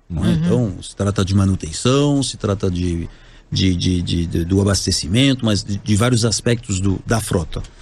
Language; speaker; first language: Portuguese; non-native, fluent; French